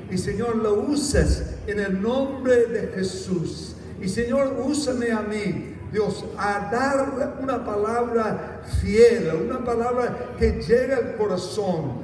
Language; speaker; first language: Spanish; non-native, fluent; English